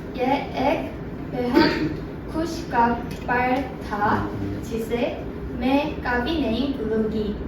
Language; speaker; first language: Hindi; non-native, learner; Korean